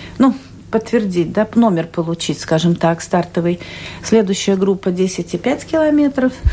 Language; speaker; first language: Russian; native; Russian